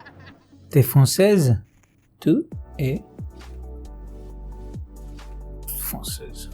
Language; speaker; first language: French; non-native, learner; Hindi